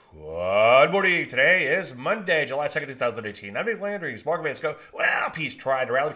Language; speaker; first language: English; native; English